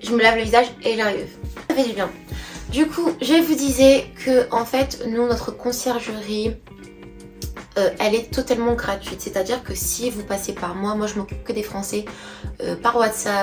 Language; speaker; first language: French; native; French